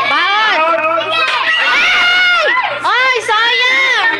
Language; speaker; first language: Filipino; non-native, local second language; Bikol